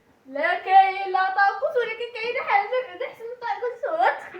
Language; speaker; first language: Arabic; native; Arabic